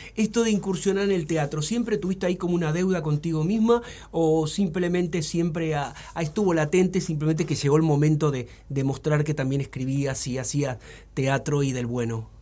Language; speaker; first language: Spanish; native; Spanish